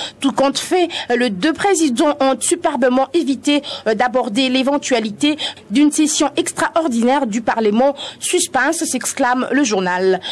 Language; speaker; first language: French; non-native, local second language; Lingala